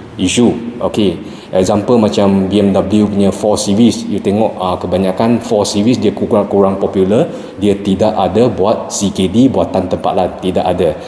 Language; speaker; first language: Malay; non-native, local second language; Chinese